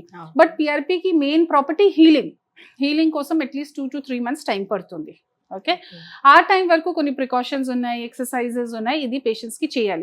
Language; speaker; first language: Telugu; non-native, fluent; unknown